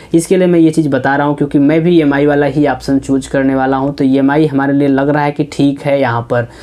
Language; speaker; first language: Hindi; native; Hindi